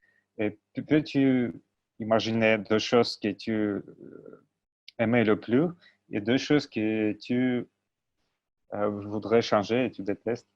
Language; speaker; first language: French; non-native, learner; Russian